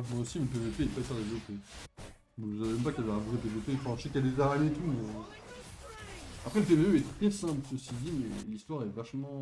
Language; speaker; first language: French; native; French